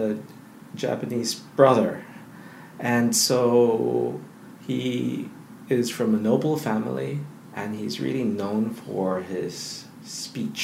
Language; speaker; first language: English; non-native, local second language; Filipino